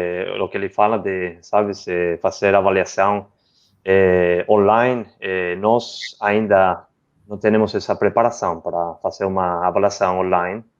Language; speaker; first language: Portuguese; non-native, learner; Spanish